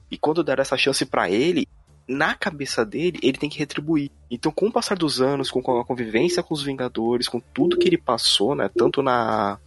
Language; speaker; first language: Portuguese; native; Portuguese